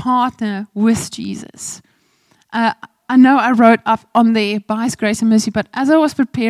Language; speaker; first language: English; non-native, local second language; Afrikaans